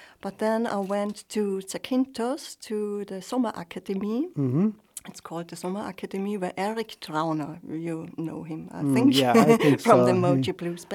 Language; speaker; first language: English; non-native, fluent; German